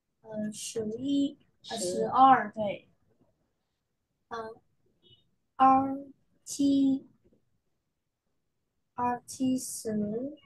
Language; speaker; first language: Chinese; non-native, learner; Vietnamese